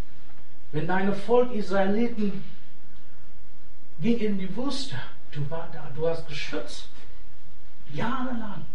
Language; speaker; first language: German; non-native, fluent; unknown